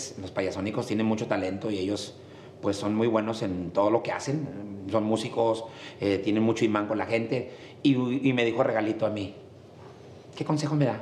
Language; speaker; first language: Spanish; native; Spanish